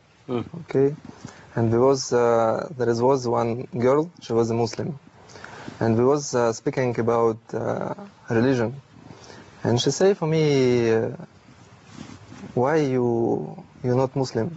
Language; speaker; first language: English; non-native, learner; Russian